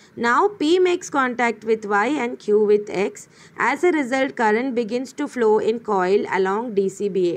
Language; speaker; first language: English; non-native, local second language; Malayalam